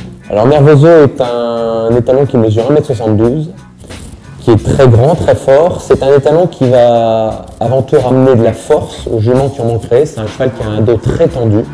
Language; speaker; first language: French; native; French